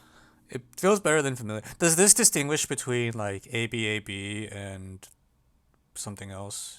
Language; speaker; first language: English; native; English